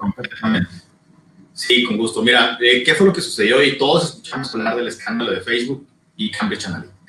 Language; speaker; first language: Spanish; native; Spanish